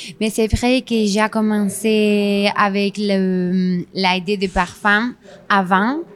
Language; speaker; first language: French; non-native, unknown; Spanish